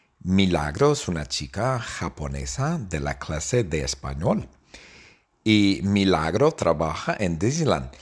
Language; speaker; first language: Spanish; non-native, fluent; English